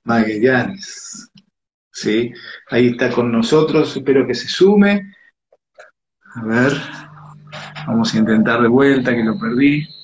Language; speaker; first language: Spanish; native; Spanish